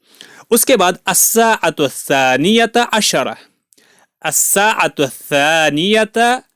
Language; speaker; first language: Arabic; non-native, fluent; Urdu